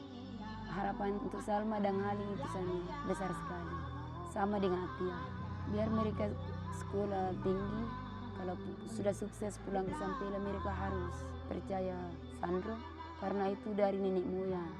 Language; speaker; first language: Indonesian; non-native, local second language; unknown